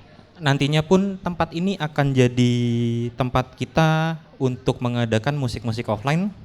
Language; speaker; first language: Indonesian; native; Indonesian